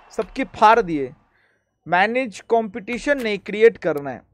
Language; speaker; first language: Hindi; non-native, local second language; Bangla